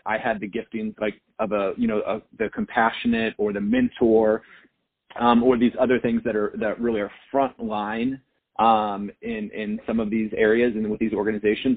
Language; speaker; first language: English; native; English